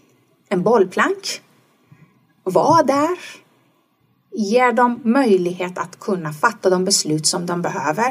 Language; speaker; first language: Swedish; non-native, fluent; Persian